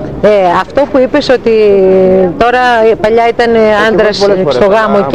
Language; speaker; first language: Greek; native; Greek